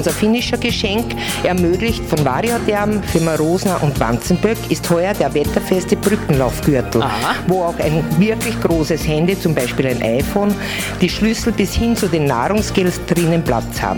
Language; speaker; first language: German; native; German